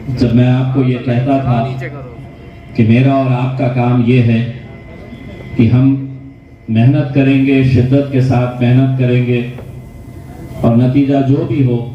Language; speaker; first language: Urdu; native; Urdu